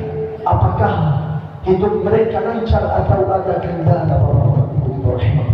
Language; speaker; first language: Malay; non-native, fluent; Arabic